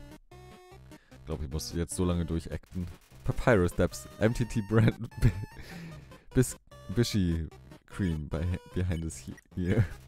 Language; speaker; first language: German; native; German